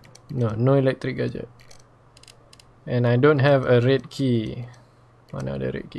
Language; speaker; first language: English; non-native, local second language; Malay